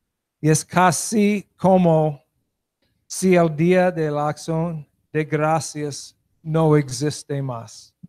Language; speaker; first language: Spanish; non-native, learner; English